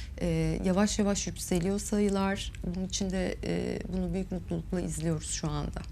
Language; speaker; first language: Turkish; native; Turkish